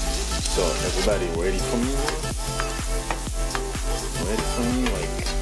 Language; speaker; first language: English; non-native, learner; Haitian Creole